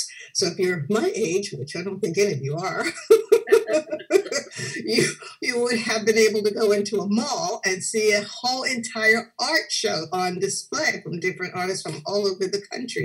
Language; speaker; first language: English; native; English